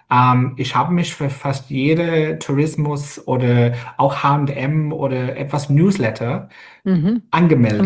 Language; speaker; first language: German; non-native, fluent; English